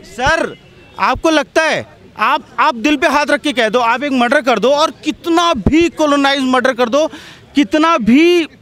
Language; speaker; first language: Hindi; native; Hindi